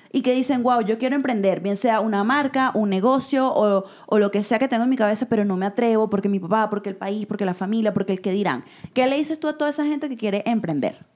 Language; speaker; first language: Spanish; native; Spanish